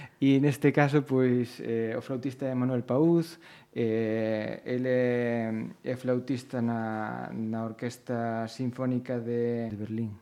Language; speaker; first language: Galician; native; Galician